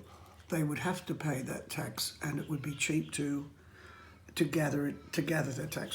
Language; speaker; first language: English; native; English